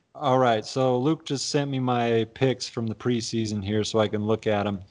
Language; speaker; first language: English; native; English